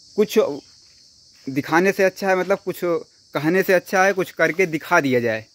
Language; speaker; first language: Hindi; native; Hindi